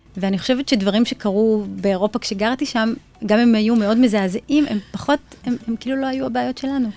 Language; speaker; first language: Hebrew; native; Hebrew